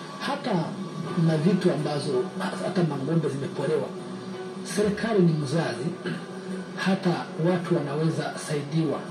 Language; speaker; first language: Swahili; non-native, local second language; Kinyarwanda